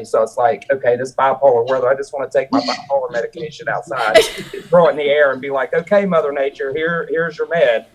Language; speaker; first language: English; native; English